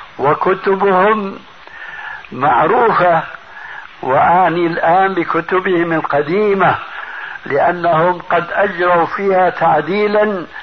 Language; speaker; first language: Arabic; native; Arabic